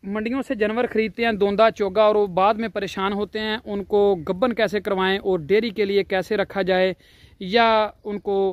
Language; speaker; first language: Urdu; non-native, local second language; Punjabi